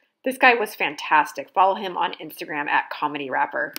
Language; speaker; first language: English; native; English